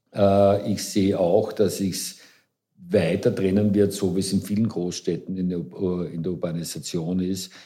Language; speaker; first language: German; native; German